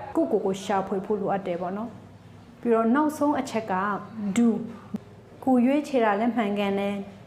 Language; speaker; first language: Burmese; non-native, local second language; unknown